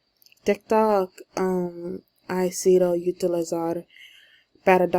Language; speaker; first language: Spanish; non-native, learner; English